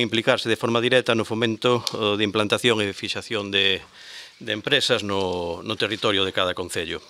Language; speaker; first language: Galician; native; Galician